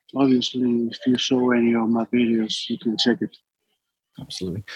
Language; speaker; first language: English; non-native, learner; Spanish